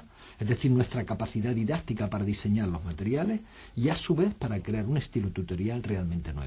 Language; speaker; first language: Spanish; native; Spanish